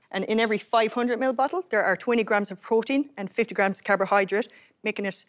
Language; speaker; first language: English; native; English